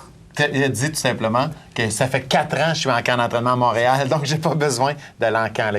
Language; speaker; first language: French; native; French